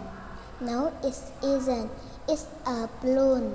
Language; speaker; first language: English; non-native, learner; Vietnamese